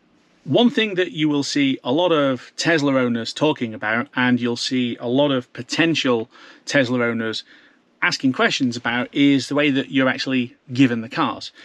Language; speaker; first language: English; native; English